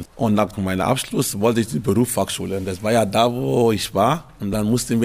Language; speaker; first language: German; early bilingual, other home language; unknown